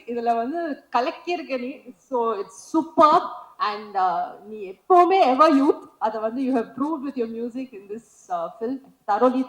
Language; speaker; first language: Tamil; native; Tamil